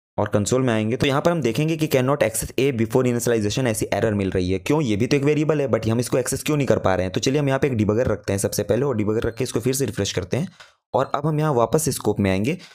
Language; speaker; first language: Hindi; native; Hindi